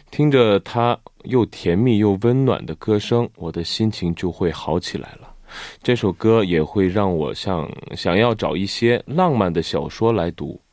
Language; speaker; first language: Chinese; non-native, fluent; Korean